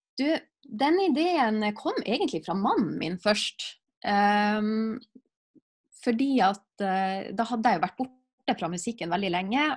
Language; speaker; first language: Norwegian; native; Norwegian